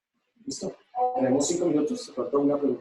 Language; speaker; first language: Spanish; native; Spanish